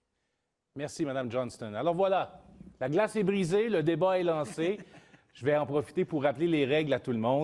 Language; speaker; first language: French; native; French